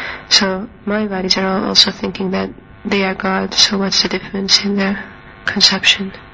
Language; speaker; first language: English; non-native, fluent; Hungarian